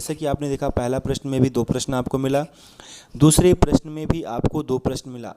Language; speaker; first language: Hindi; native; Hindi